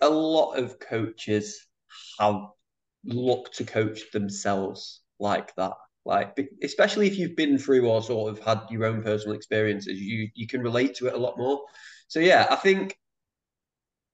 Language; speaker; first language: English; native; English